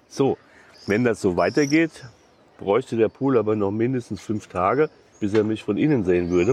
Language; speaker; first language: German; native; German